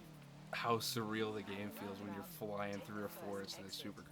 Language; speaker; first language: English; native; English